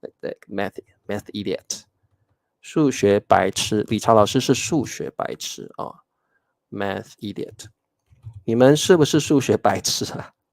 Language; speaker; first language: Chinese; native; Chinese